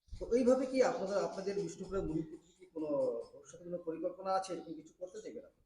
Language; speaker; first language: Bangla; native; Bangla